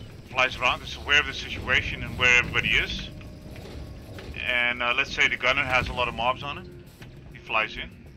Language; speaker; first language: English; non-native, fluent; Dutch